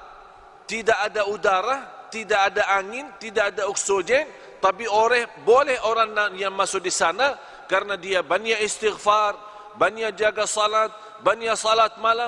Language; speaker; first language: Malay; non-native, fluent; Arabic